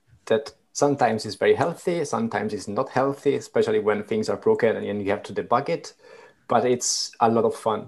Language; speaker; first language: English; non-native, fluent; Italian